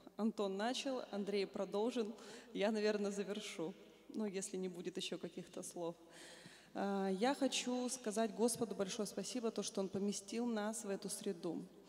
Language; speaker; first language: Russian; native; Russian